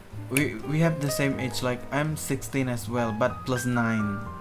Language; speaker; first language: English; non-native, learner; Indonesian